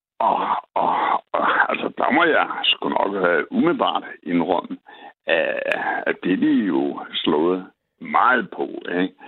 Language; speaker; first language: Danish; native; Danish